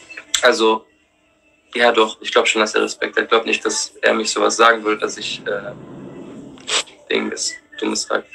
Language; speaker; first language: German; native; German